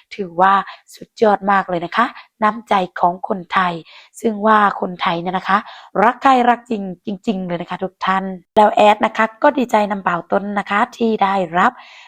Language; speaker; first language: Thai; non-native, local second language; Lao